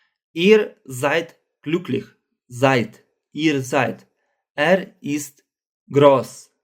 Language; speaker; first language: German; non-native, fluent; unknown